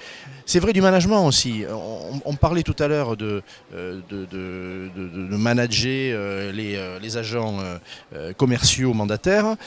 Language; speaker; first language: French; native; French